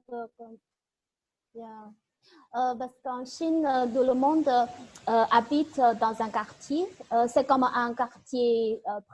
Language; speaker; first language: French; non-native, learner; Chinese